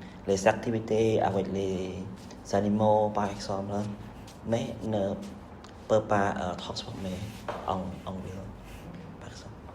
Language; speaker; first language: French; non-native, learner; Khmer